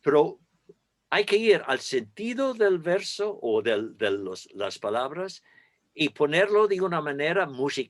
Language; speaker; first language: Spanish; non-native, fluent; English